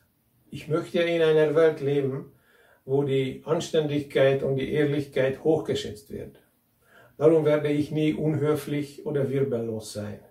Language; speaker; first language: German; non-native, fluent; Hungarian